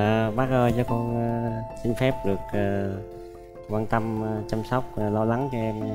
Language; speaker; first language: Vietnamese; native; Vietnamese